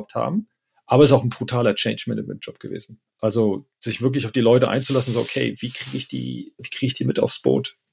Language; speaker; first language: German; early bilingual, other home language; Arabic